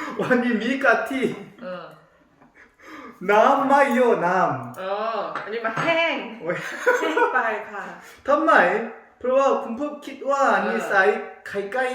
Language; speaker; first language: Thai; non-native, learner; Korean